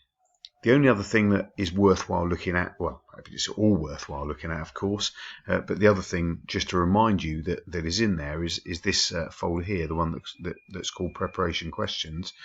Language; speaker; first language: English; native; English